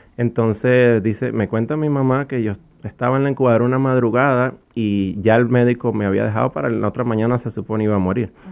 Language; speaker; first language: Spanish; native; Spanish